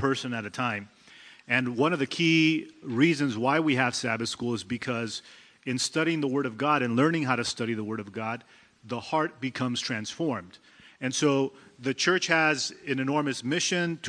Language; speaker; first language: English; early bilingual, other home language; Spanish